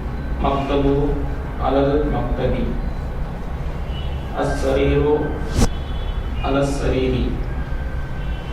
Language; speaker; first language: Arabic; non-native, learner; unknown